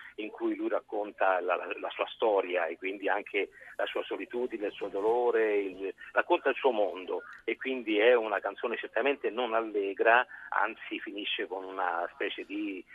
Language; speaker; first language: Italian; native; Italian